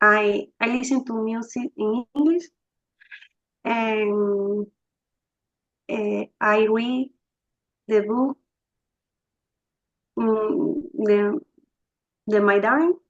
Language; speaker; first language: English; non-native, learner; Spanish